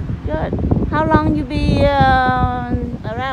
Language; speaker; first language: English; non-native, learner; Vietnamese